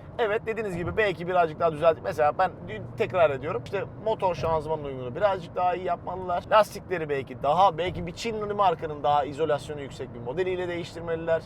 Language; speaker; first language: Turkish; native; Turkish